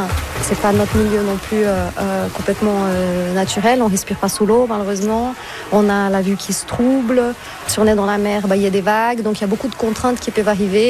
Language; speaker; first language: French; non-native, fluent; Portuguese